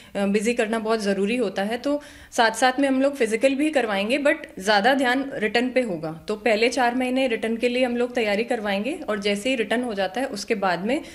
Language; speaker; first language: Hindi; native; Hindi